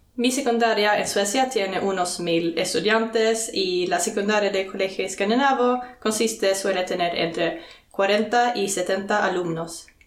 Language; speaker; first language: Spanish; non-native, fluent; Swedish